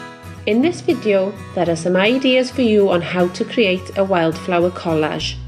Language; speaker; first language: English; native; English